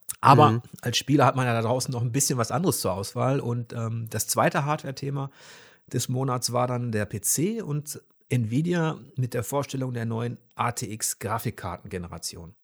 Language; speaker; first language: German; native; German